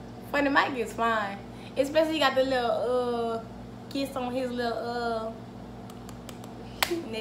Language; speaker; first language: English; native; English